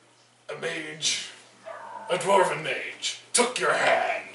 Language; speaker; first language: English; native; English